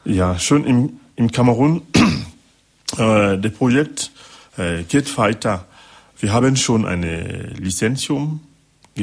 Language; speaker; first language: German; non-native, learner; French